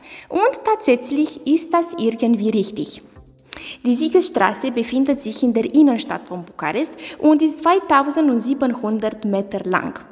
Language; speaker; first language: German; non-native, learner; Romanian